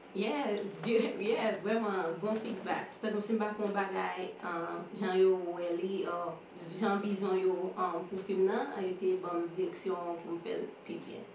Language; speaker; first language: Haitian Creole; early bilingual, heritage; Haitian Creole